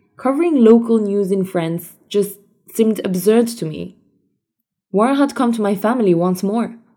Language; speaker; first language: English; early bilingual, other home language; Armenian